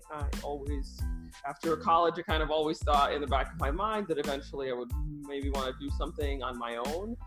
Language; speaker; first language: English; early bilingual, other home language; Russian